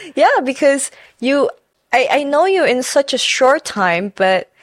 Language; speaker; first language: English; non-native, fluent; Chinese